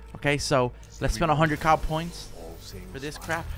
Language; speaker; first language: English; native; English